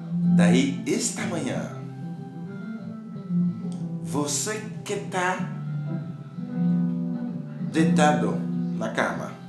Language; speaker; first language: Portuguese; non-native, learner; Haitian Creole